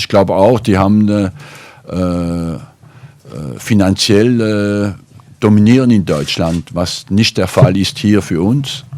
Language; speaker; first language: German; non-native, fluent; French